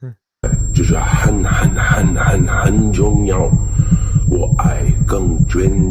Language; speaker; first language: Chinese; non-native, learner; English